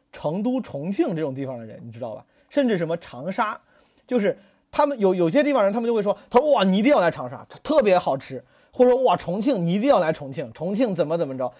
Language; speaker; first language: Chinese; native; Chinese